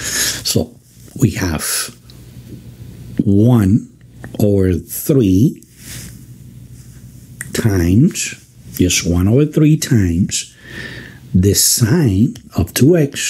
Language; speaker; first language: English; non-native, fluent; Spanish